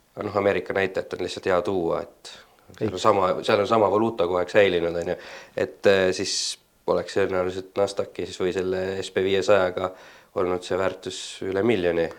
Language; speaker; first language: Estonian; native; Estonian